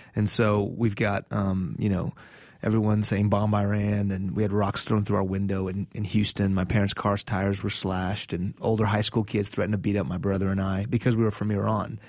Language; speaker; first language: English; non-native, fluent; Persian